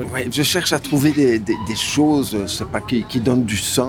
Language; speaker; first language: French; native; French